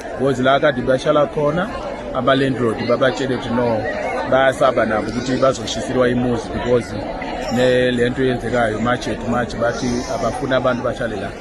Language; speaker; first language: Zulu; non-native, fluent; Nyanja